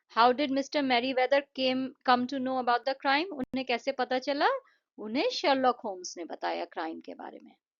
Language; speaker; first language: Hindi; native; Hindi